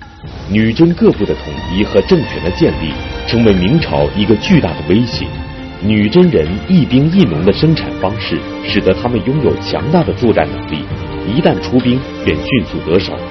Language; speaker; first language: Chinese; native; Chinese